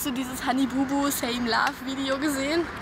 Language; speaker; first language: German; native; German